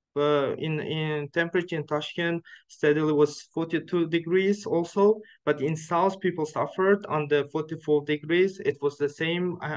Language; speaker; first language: English; non-native, fluent; Uzbek